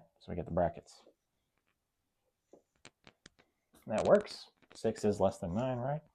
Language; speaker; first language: English; native; English